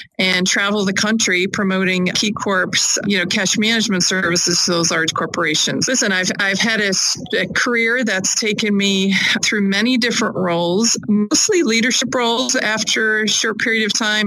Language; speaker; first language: English; native; English